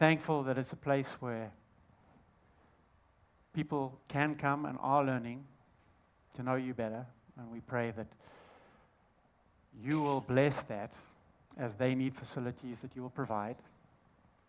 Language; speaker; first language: English; native; English